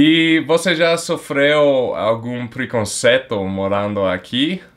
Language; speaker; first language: Portuguese; non-native, fluent; English